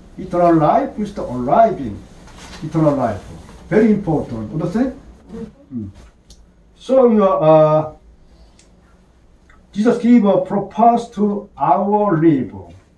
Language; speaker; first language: English; non-native, learner; Korean